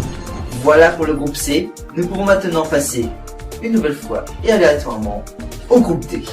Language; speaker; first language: French; native; French